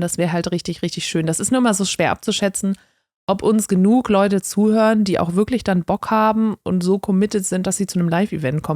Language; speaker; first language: German; native; German